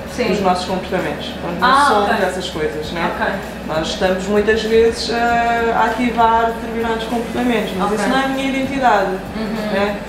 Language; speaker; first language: Portuguese; non-native, local second language; Kabuverdianu